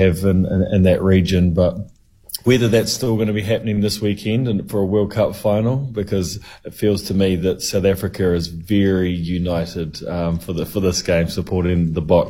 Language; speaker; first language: English; native; English